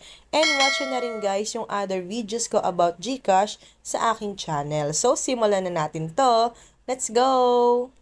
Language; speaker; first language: Filipino; native; Filipino